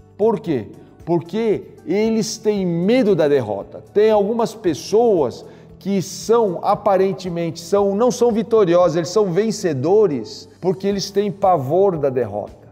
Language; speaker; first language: Portuguese; native; Portuguese